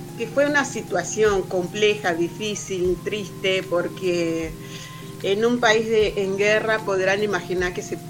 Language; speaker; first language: Spanish; non-native, fluent; Portuguese